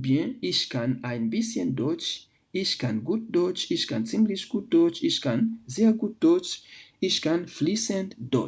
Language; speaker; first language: German; non-native, fluent; French